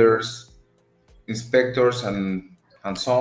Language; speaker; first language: English; non-native, learner; Spanish